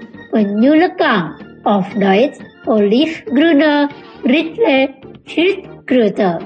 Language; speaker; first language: German; non-native, learner; Indonesian